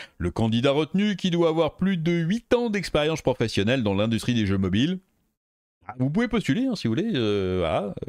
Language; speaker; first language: French; native; French